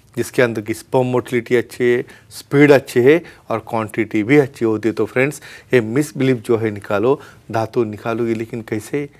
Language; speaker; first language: Hindi; non-native, local second language; Marathi